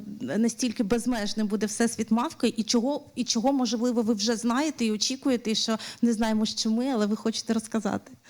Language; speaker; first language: Ukrainian; native; Ukrainian